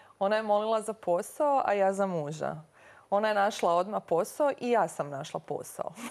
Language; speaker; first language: Croatian; native; Croatian